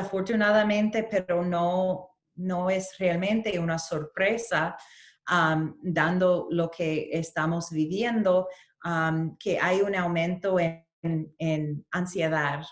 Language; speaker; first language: Spanish; early bilingual, heritage; Spanish